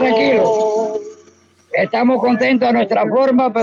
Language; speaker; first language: Spanish; native; Spanish